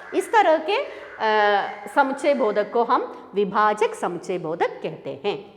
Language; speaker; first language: Hindi; non-native, local second language; Malayalam